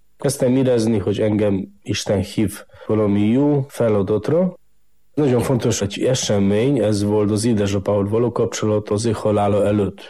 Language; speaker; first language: Hungarian; non-native, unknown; Polish